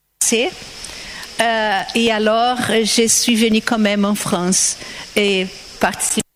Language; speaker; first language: French; non-native, fluent; Portuguese